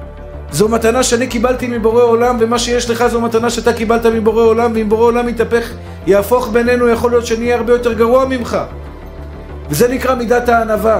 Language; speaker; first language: Hebrew; native; Hebrew